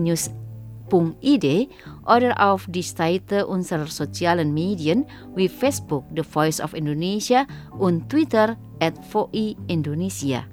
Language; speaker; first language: German; non-native, fluent; Indonesian